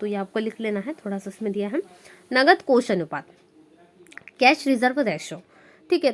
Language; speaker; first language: Hindi; native; Hindi